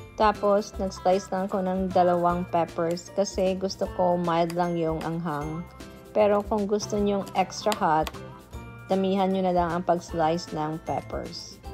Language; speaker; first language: Filipino; non-native, local second language; Hiligaynon